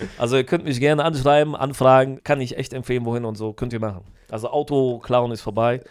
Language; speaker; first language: German; native; German